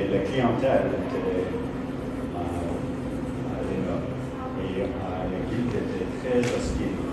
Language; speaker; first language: French; non-native, learner; English